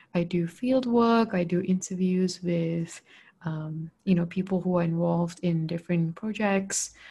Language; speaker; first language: English; non-native, local second language; Malay